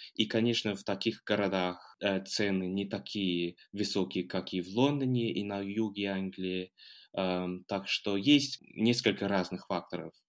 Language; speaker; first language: Russian; non-native, fluent; English